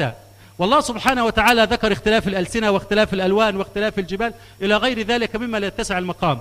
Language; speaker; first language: Arabic; native; Arabic